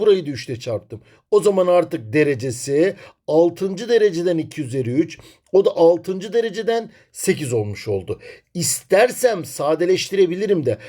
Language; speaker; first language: Turkish; native; Turkish